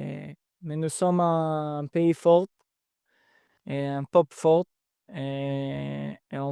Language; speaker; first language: French; non-native, fluent; Hebrew